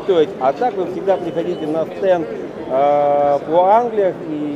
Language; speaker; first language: Russian; native; Russian